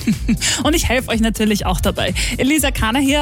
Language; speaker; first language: German; native; German